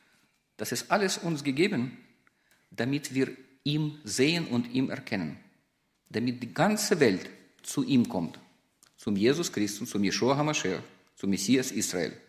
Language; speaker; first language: German; non-native, fluent; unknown